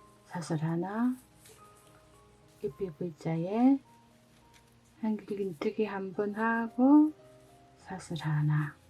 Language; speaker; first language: Korean; native; Korean